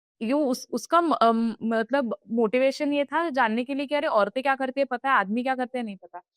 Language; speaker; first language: Hindi; non-native, local second language; Marathi